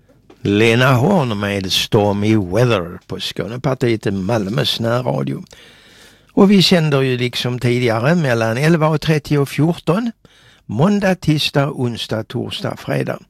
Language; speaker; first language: Swedish; native; Swedish